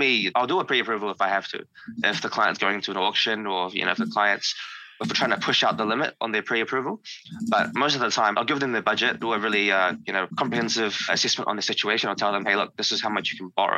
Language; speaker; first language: English; native; English